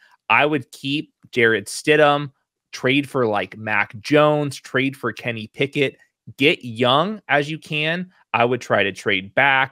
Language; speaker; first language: English; native; English